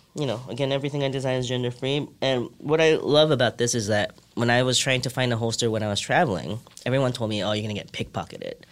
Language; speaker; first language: English; early bilingual, other home language; Cantonese